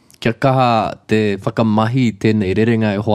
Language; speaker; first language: Māori; non-native, local second language; English